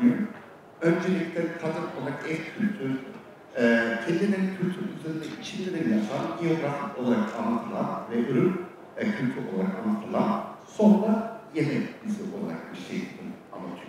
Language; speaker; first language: Turkish; non-native, learner; German